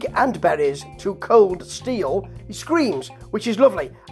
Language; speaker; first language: English; native; English